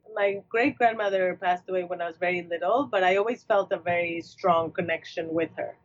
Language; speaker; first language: English; non-native, fluent; Spanish